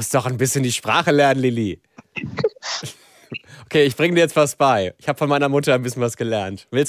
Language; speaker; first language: German; native; German